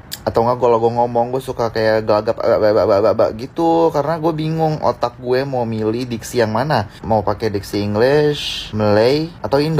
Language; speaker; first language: Indonesian; native; Indonesian